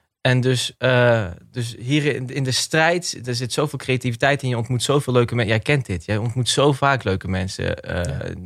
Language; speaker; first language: Dutch; early bilingual, other home language; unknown